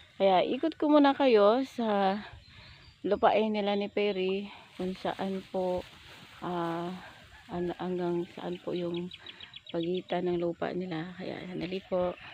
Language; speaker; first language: Filipino; non-native, local second language; Cebuano